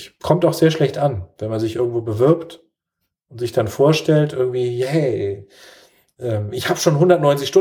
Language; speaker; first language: German; native; German